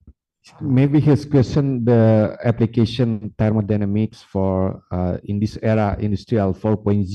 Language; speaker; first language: English; non-native, fluent; Indonesian